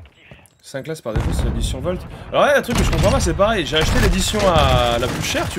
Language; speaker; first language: French; native; French